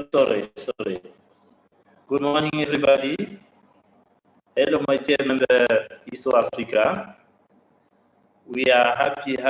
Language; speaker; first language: English; non-native, learner; French